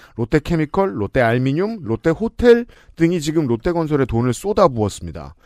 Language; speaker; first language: Korean; native; Korean